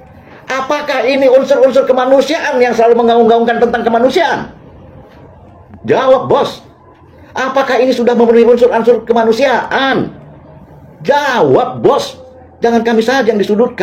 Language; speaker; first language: Indonesian; native; Indonesian